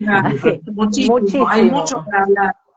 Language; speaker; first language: Spanish; native; Spanish